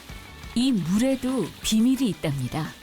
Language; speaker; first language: Korean; native; Korean